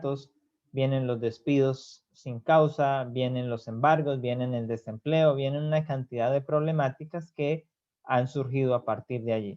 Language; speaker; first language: Spanish; native; Spanish